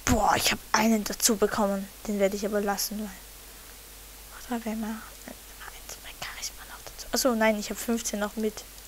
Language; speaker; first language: German; native; German